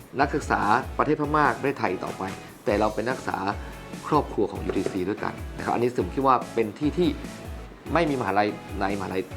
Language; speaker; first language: Thai; native; Thai